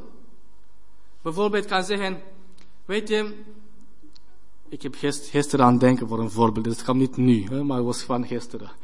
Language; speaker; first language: Dutch; non-native, fluent; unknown